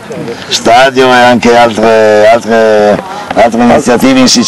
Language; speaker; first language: Italian; native; Italian